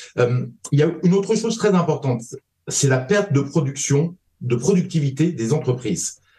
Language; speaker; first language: French; native; French